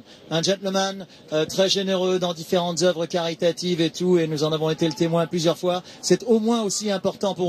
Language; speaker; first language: French; native; French